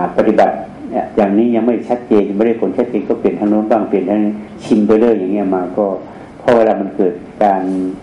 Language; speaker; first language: Thai; native; Thai